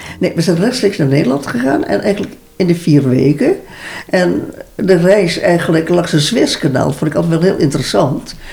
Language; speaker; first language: Dutch; early bilingual, other home language; Malay